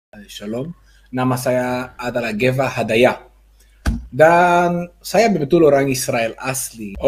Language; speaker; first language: Indonesian; non-native, fluent; Hebrew